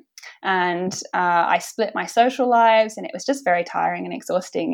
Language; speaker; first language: English; native; English